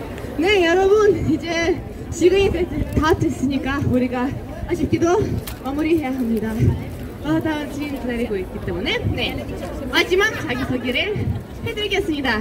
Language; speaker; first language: Korean; non-native, fluent; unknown